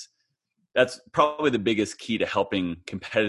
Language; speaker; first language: English; native; English